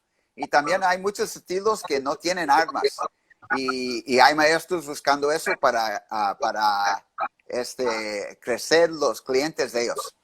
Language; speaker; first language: Spanish; early bilingual, heritage; English